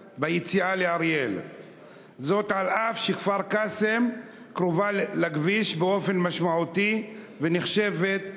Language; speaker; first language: Hebrew; non-native, local second language; Arabic